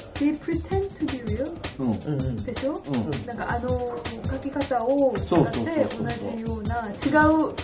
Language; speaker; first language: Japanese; non-native, fluent; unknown